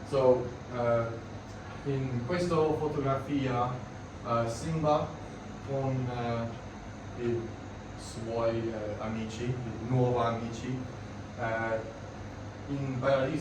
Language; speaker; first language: Italian; non-native, learner; English